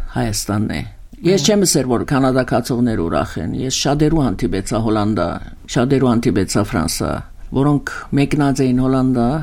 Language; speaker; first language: Armenian; early bilingual, heritage; Armenian